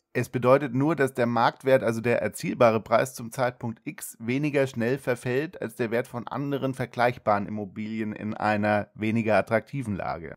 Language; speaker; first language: German; native; German